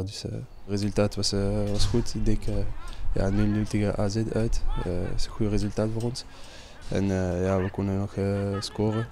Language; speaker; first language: Dutch; non-native, fluent; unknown